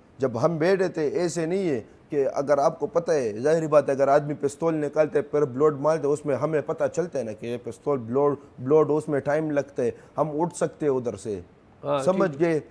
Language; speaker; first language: Urdu; non-native, local second language; Pashto